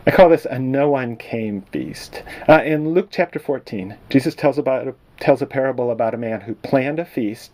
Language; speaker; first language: English; native; English